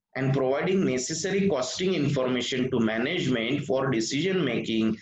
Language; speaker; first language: English; non-native, local second language; Marathi